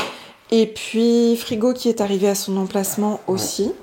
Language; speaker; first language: French; native; French